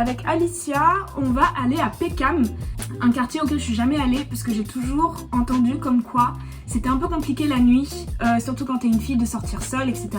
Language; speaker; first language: French; native; French